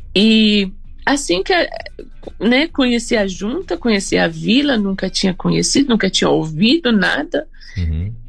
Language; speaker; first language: Portuguese; non-native, fluent; Persian